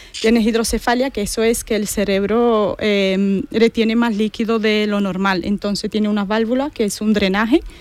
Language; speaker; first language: Spanish; non-native, fluent; Romanian